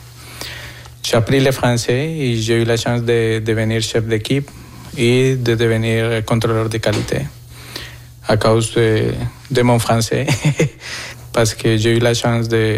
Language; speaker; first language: French; non-native, fluent; Spanish